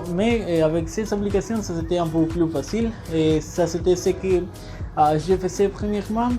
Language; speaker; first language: French; non-native, learner; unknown